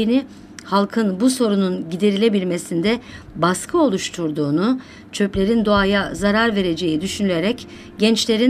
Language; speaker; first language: Turkish; native; Turkish